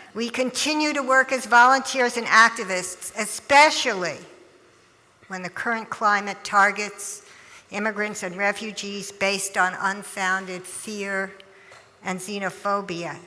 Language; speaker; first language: English; native; English